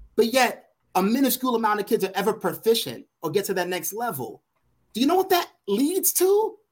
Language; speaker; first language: English; native; English